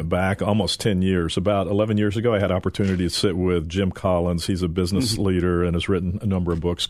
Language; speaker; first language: English; native; English